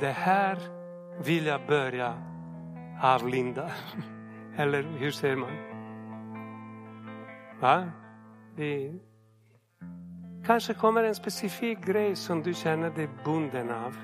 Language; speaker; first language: Swedish; non-native, fluent; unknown